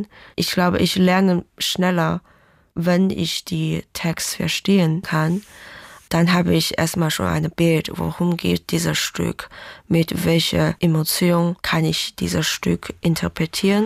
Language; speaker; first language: German; non-native, fluent; Chinese